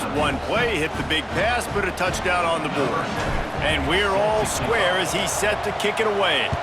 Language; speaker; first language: English; native; English